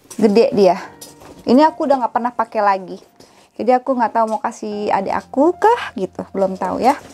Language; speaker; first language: Indonesian; native; Indonesian